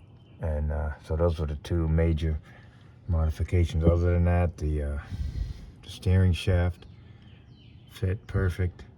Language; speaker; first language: English; native; English